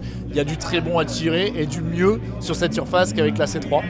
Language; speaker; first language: French; native; French